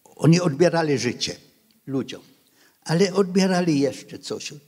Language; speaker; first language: Polish; non-native, local second language; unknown